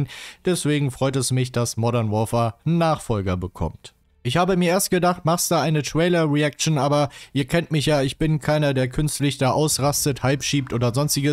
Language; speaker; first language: German; native; German